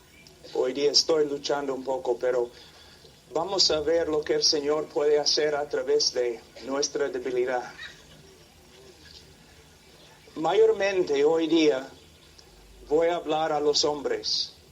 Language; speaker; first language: Spanish; non-native, fluent; English